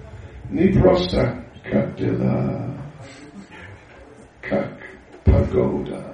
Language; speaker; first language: Russian; non-native, learner; English